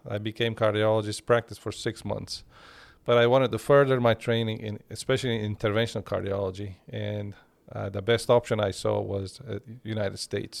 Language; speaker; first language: English; non-native, fluent; Turkish